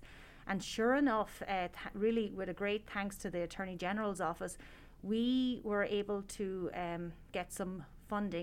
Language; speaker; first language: English; native; English